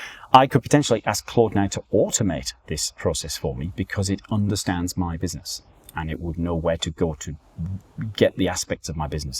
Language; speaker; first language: English; native; English